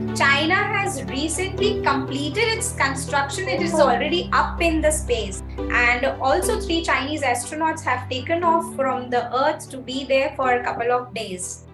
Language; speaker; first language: English; non-native, local second language; Hindi